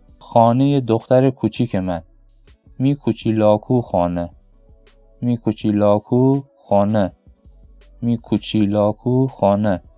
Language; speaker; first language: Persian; non-native, local second language; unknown